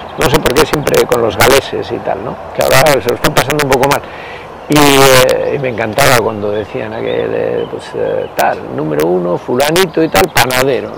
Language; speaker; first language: Spanish; native; Spanish